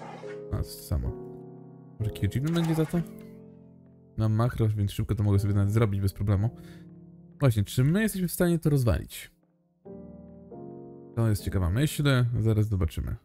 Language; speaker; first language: Polish; native; Polish